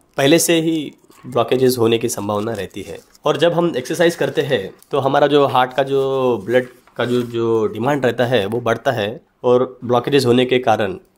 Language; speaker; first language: Hindi; non-native, local second language; Marathi